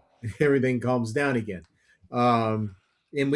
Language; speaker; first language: English; native; English